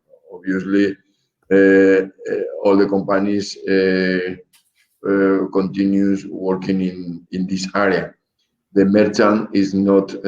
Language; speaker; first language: English; non-native, learner; Spanish